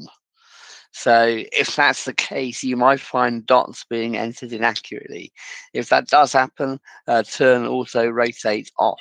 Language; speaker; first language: English; native; English